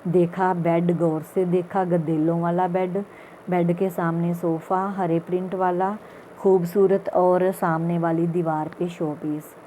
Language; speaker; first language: Hindi; non-native, local second language; Punjabi